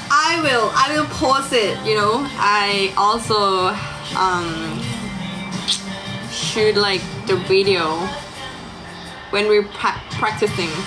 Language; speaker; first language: English; non-native, learner; Thai